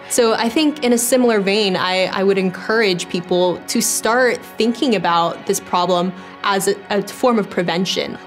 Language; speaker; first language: English; native; English